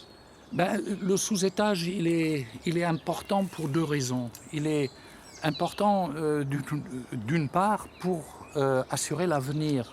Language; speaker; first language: French; native; French